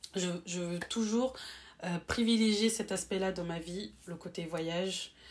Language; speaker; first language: French; native; French